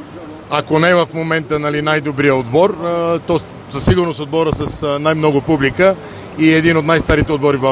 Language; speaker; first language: Bulgarian; native; Bulgarian